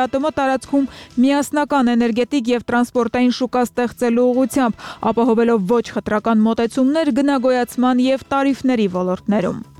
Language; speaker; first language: Armenian; native; Armenian